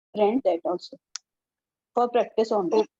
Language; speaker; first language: English; non-native, learner; Hindi